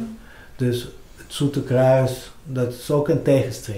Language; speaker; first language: Dutch; non-native, fluent; Spanish